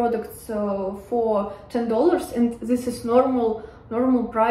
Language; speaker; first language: English; non-native, learner; Russian